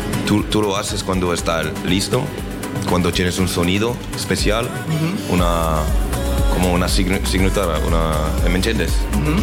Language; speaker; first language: Spanish; non-native, learner; French